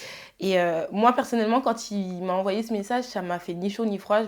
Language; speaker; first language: French; early bilingual, other home language; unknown